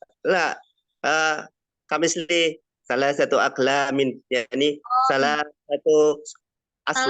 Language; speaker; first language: Arabic; non-native, learner; Indonesian